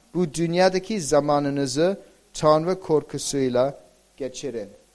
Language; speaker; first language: Turkish; non-native, fluent; English